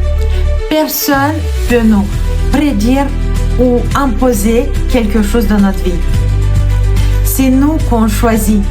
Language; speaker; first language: French; non-native, fluent; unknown